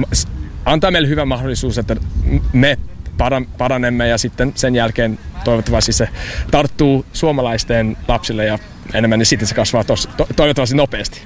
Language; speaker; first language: Finnish; non-native, learner; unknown